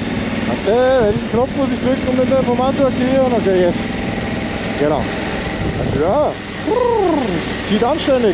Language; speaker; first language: German; native; German